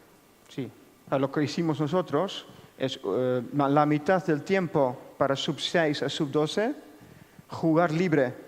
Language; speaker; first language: Spanish; non-native, fluent; Dutch